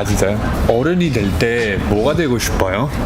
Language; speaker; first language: Korean; non-native, fluent; English